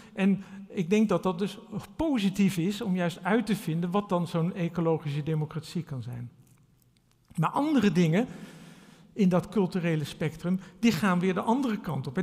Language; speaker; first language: Dutch; native; Dutch